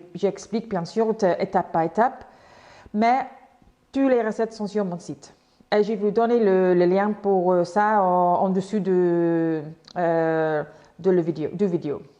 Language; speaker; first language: French; non-native, learner; English